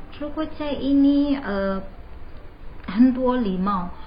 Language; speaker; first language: Chinese; non-native, learner; Indonesian